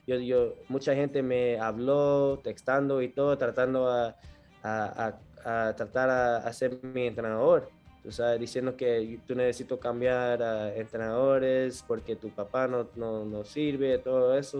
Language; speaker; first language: Spanish; early bilingual, heritage; Spanish